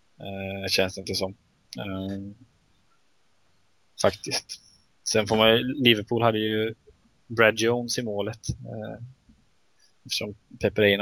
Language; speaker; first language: Swedish; native; Swedish